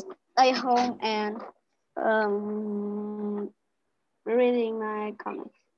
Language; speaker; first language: English; non-native, learner; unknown